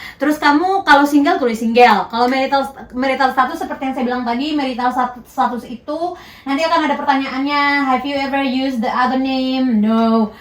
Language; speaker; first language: Indonesian; native; Indonesian